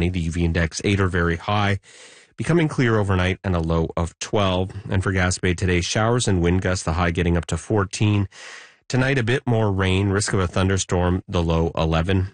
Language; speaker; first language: English; native; English